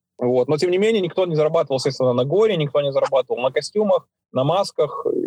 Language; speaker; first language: Russian; native; Russian